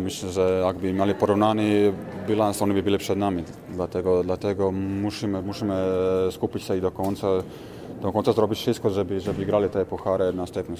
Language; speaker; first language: Polish; non-native, fluent; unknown